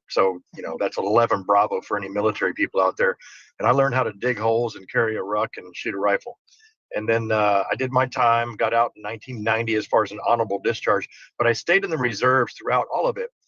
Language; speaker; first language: English; native; English